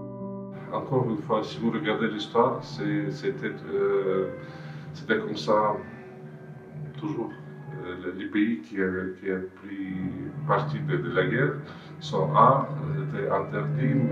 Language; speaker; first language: French; non-native, fluent; Russian